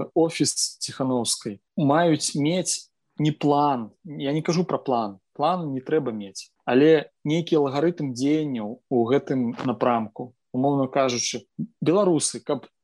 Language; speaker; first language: Belarusian; non-native, local second language; Russian